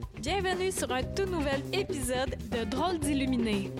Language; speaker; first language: French; native; French